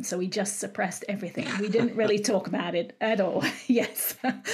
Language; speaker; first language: English; native; English